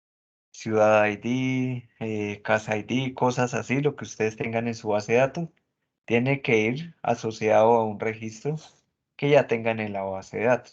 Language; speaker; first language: Spanish; native; Spanish